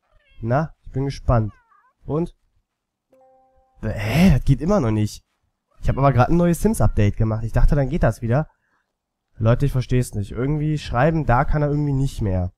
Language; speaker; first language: German; native; German